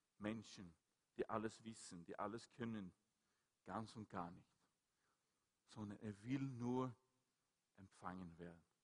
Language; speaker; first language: German; non-native, fluent; Swedish